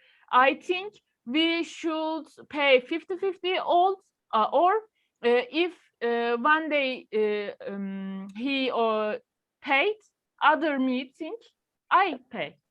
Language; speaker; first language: English; non-native, learner; Turkish